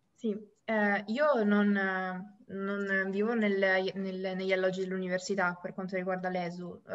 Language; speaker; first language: Italian; native; Italian